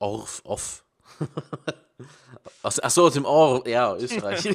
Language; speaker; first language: German; native; German